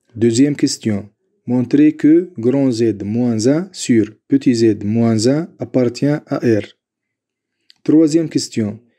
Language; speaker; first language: French; non-native, local second language; Arabic